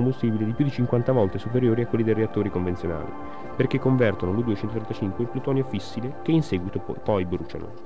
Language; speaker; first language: Italian; native; Italian